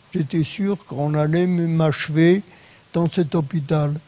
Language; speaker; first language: French; non-native, fluent; Polish